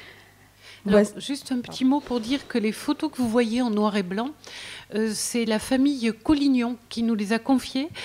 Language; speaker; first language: French; native; French